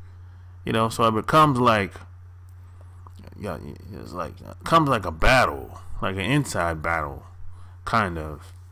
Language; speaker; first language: English; native; English